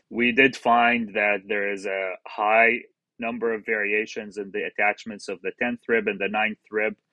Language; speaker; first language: English; non-native, fluent; Arabic